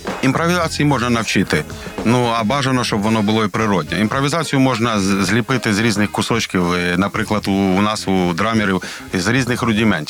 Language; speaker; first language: Ukrainian; non-native, local second language; Russian